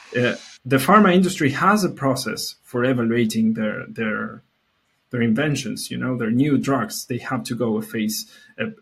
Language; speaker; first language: English; non-native, fluent; Spanish